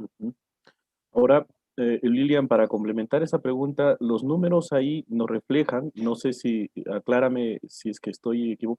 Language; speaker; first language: Spanish; native; Spanish